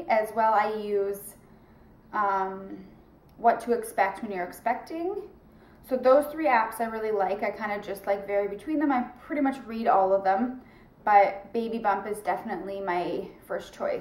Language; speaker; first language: English; native; English